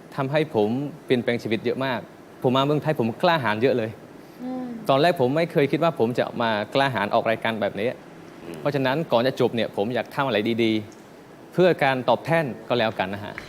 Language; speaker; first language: Thai; non-native, fluent; Khmer